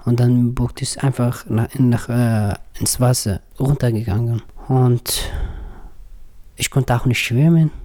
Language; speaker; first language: German; non-native, learner; Persian